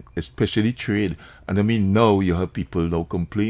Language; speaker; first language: English; native; English